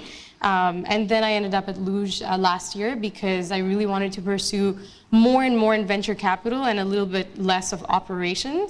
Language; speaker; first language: English; non-native, local second language; Bangla